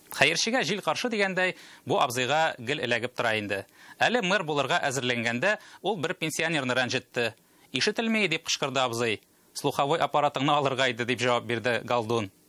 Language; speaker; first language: Tatar; native; Tatar